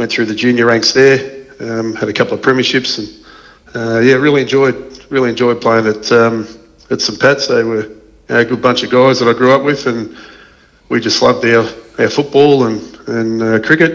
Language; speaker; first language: English; native; English